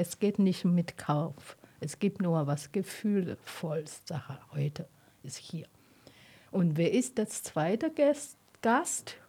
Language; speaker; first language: German; non-native, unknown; Chinese